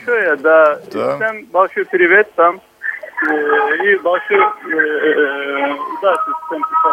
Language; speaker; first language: Russian; non-native, fluent; Turkish